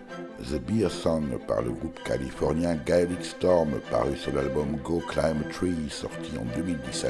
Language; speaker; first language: French; native; French